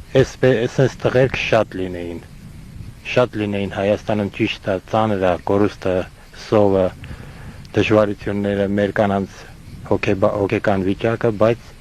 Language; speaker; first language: Armenian; non-native, fluent; Estonian